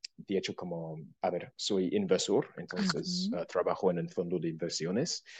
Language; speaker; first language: Spanish; non-native, fluent; English